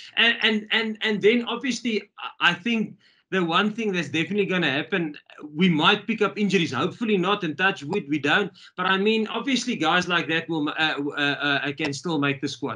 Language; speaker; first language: English; non-native, local second language; Afrikaans